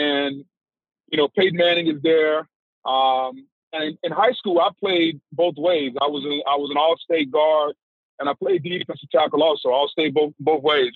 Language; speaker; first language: English; native; English